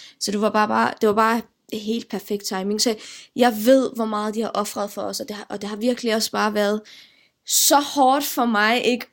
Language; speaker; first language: Danish; early bilingual, other home language; Arabic